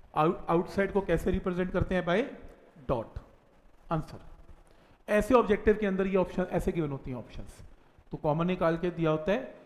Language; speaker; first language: Hindi; native; Hindi